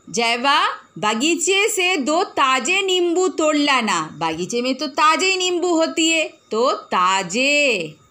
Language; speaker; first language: Hindi; non-native, local second language; Bangla